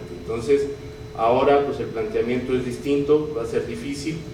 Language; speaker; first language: Spanish; native; Spanish